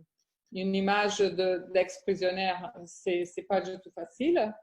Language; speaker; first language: French; non-native, fluent; Portuguese